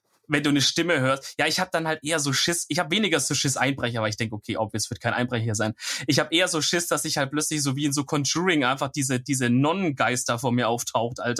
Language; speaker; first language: German; native; German